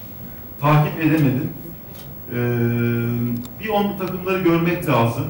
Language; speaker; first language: Turkish; native; Turkish